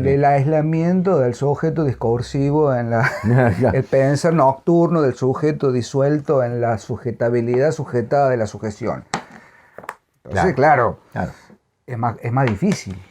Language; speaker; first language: Spanish; native; Spanish